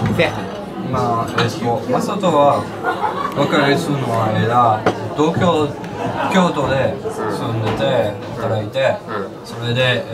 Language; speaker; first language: Japanese; non-native, learner; French